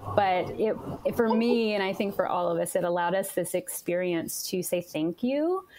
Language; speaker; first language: English; native; English